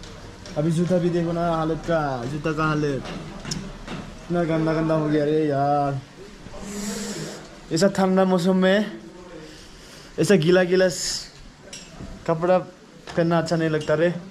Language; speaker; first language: Hindi; non-native, local second language; Bodo